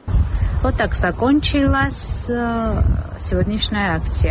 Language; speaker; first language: Russian; non-native, local second language; Georgian